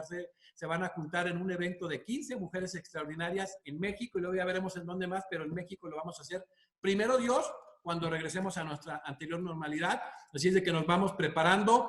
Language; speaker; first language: Spanish; native; Spanish